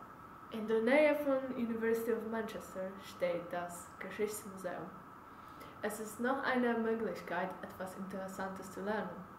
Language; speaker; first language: German; non-native, learner; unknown